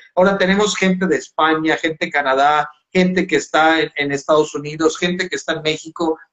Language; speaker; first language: Spanish; native; Spanish